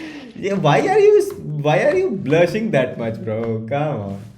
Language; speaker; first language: English; non-native, learner; Hindi